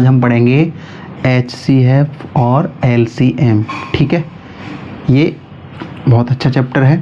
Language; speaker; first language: Hindi; native; Hindi